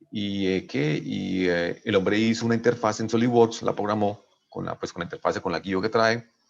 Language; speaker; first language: Spanish; native; Spanish